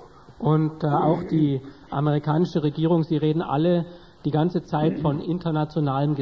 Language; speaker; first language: German; native; German